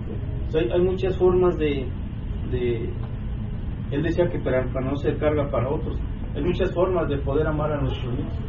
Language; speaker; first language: Spanish; native; Spanish